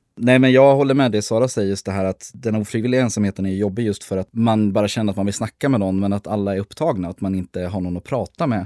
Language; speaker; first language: Swedish; native; Swedish